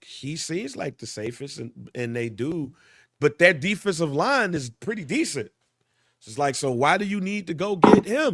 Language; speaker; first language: English; native; English